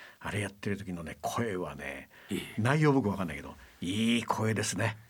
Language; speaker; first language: Japanese; native; Japanese